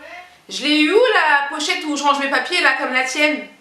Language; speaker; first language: French; native; French